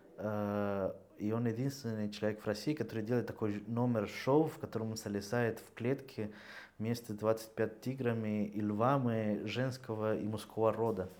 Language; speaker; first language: Russian; non-native, fluent; Spanish